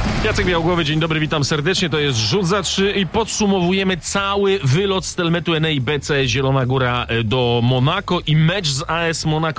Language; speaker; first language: Polish; native; Polish